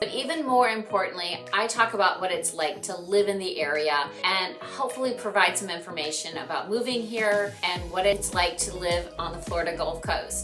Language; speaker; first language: English; native; English